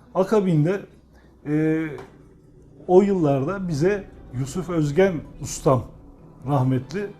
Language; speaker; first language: Turkish; native; Turkish